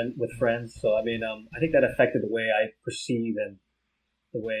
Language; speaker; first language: English; early bilingual, other home language; Vietnamese